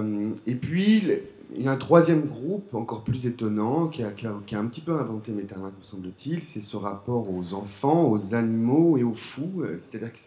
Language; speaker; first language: French; native; French